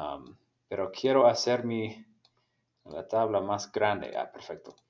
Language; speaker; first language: Spanish; non-native, fluent; English